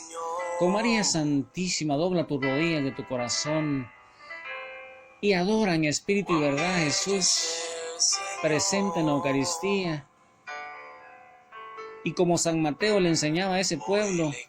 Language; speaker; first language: Spanish; native; Spanish